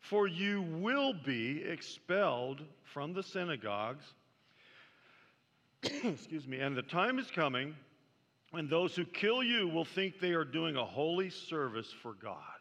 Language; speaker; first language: English; native; English